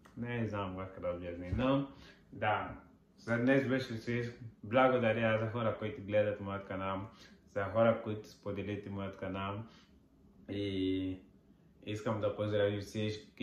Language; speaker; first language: Bulgarian; non-native, learner; Portuguese